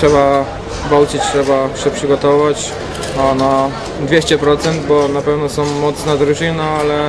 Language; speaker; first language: Polish; non-native, fluent; Croatian